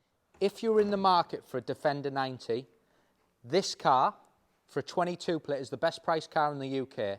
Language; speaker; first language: English; native; English